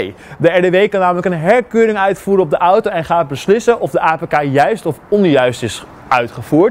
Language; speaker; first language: Dutch; native; Dutch